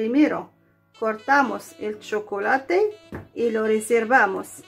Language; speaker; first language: Spanish; non-native, fluent; Arabic